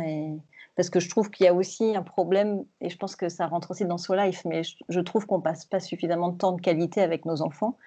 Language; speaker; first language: French; native; French